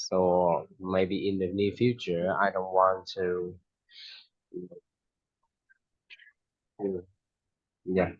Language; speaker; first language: English; non-native, fluent; Vietnamese